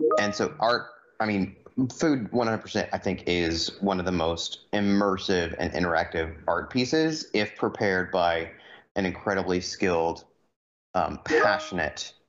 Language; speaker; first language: English; native; English